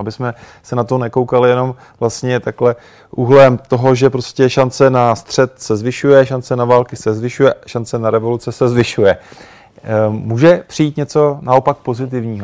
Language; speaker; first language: Czech; native; Czech